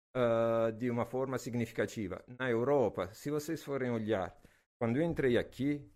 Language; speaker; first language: Portuguese; non-native, fluent; Italian